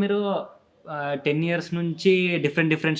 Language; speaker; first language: Telugu; native; Telugu